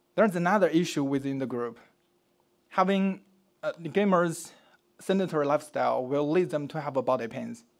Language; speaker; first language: English; non-native, fluent; Chinese